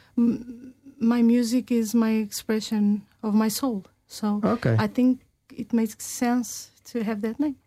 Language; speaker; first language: English; non-native, learner; Portuguese